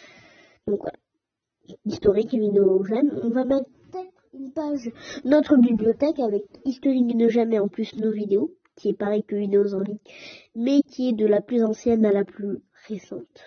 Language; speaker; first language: French; native; French